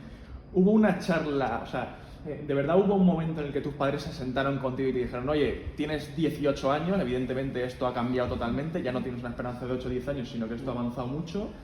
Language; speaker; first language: Spanish; native; Spanish